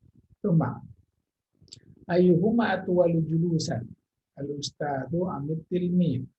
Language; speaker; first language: Arabic; non-native, fluent; Indonesian